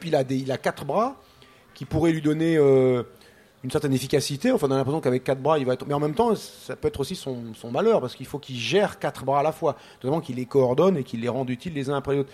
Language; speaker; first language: French; native; French